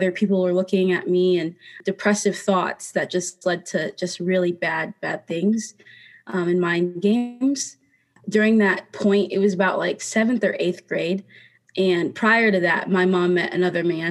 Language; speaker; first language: English; native; English